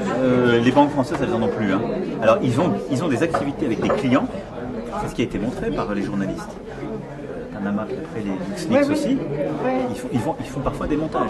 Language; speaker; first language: French; native; French